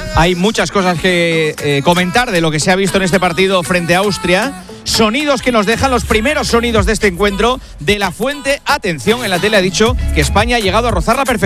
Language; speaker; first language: Spanish; native; Spanish